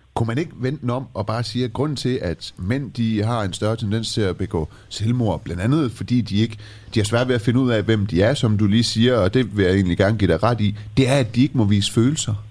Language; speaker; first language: Danish; early bilingual, other home language; Persian